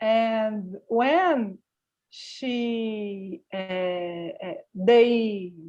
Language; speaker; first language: English; non-native, learner; Portuguese